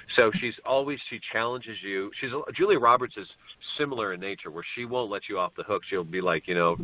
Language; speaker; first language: English; native; English